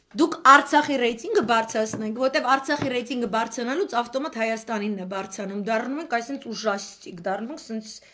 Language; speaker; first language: Armenian; native; Armenian